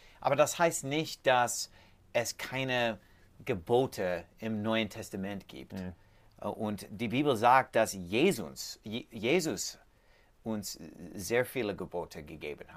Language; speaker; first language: German; non-native, learner; English